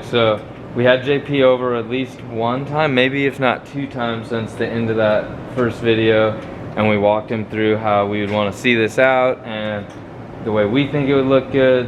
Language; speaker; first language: English; native; English